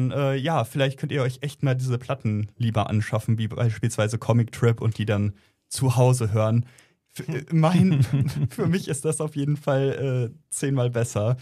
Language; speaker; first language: German; native; German